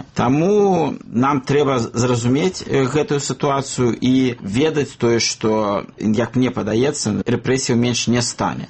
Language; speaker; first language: Belarusian; native; Belarusian